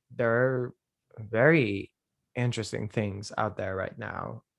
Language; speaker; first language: English; non-native, fluent; Dutch